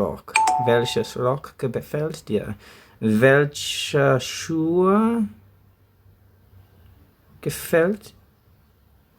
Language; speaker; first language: German; non-native, learner; English